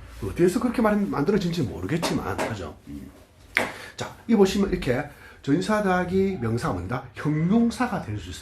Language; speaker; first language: Korean; native; Korean